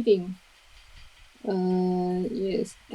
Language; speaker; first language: English; non-native, learner; Japanese